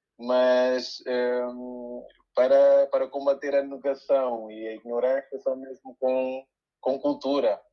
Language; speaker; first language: Portuguese; early bilingual, other home language; Upper Guinea Crioulo